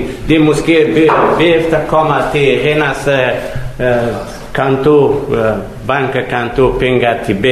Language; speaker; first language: Danish; non-native, learner; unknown